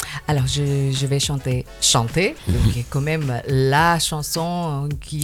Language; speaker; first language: French; non-native, fluent; Indonesian